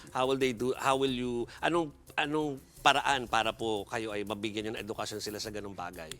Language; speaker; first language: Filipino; native; Filipino